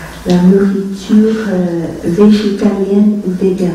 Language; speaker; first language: French; non-native, fluent; Vietnamese